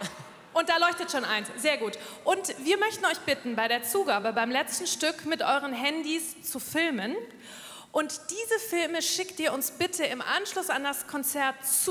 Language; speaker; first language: German; native; German